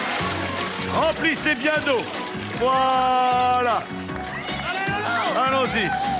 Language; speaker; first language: French; native; French